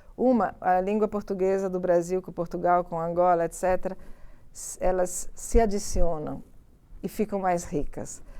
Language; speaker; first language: Portuguese; early bilingual, other home language; Italian